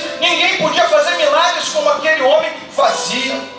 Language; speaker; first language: Portuguese; native; Portuguese